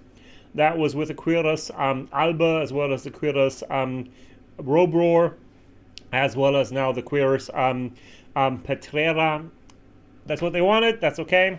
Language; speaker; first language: English; native; English